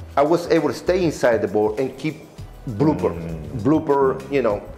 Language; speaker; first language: English; non-native, fluent; Spanish